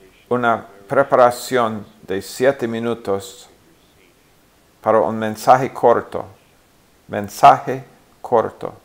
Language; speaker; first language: Spanish; non-native, fluent; English